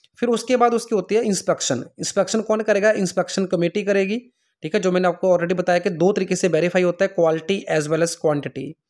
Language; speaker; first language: Hindi; non-native, local second language; Punjabi